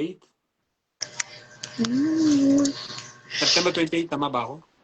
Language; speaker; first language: Filipino; non-native, learner; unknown